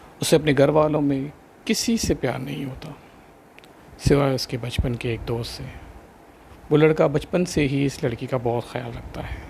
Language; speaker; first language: Urdu; non-native, local second language; Sindhi